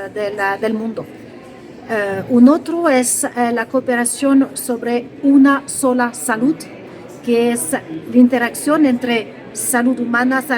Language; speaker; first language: Spanish; non-native, fluent; French